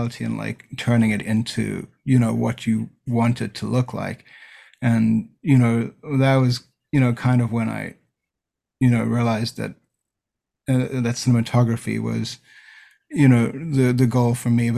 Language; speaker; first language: English; native; English